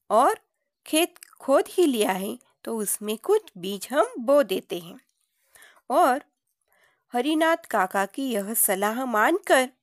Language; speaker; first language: Hindi; non-native, local second language; Marathi